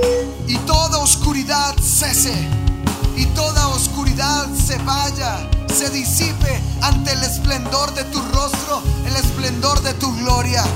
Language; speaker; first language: Spanish; native; Spanish